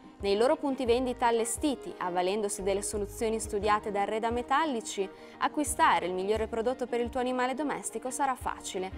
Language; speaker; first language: Italian; native; Italian